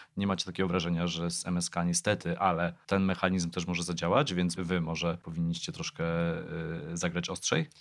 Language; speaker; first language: Polish; native; Polish